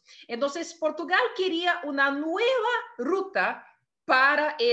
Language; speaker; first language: Spanish; non-native, fluent; Portuguese